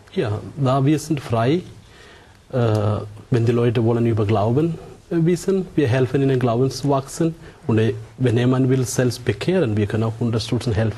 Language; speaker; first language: German; non-native, fluent; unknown